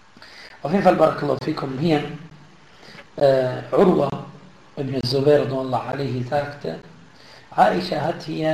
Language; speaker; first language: German; non-native, fluent; Arabic